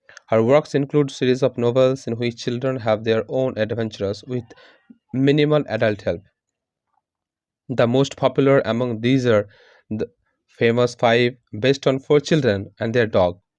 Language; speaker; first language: English; non-native, local second language; Bangla